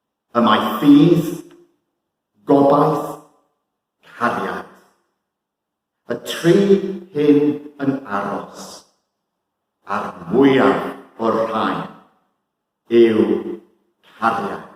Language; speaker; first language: Welsh; non-native, fluent; English